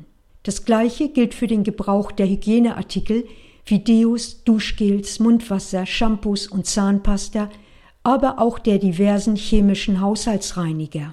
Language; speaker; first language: German; native; German